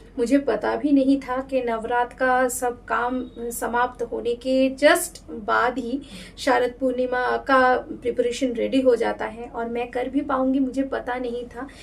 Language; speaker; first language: Hindi; non-native, local second language; Bangla